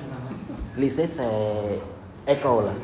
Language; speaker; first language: French; non-native, learner; Vietnamese